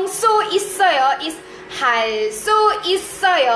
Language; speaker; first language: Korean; non-native, fluent; Iloko